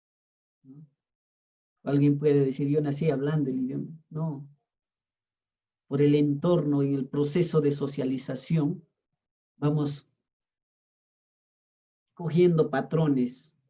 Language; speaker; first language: Spanish; native; Spanish